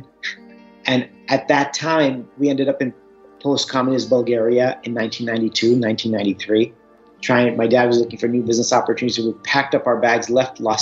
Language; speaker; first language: English; early bilingual, other home language; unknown